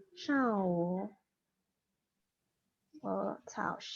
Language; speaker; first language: Chinese; non-native, fluent; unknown